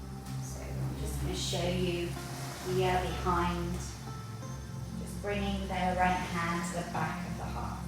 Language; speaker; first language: English; native; English